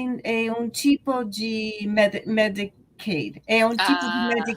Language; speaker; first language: Portuguese; non-native, learner; English